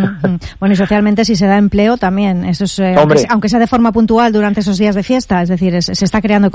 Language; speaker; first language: Spanish; native; Spanish